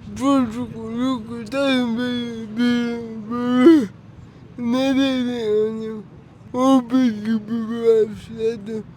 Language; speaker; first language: Turkish; early bilingual, heritage; Turkish